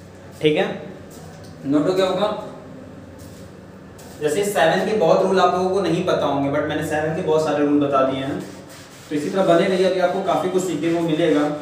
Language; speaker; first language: Hindi; native; Hindi